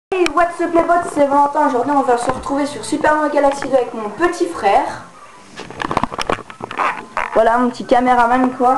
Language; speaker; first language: French; native; French